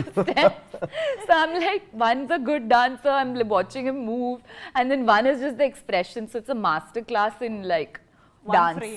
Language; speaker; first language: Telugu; non-native, learner; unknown